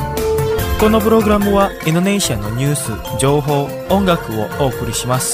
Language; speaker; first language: Japanese; non-native, fluent; Indonesian